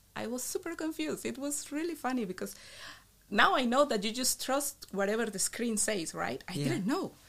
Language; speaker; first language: English; non-native, fluent; Spanish